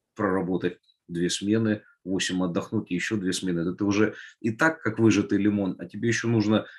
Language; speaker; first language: Russian; native; Russian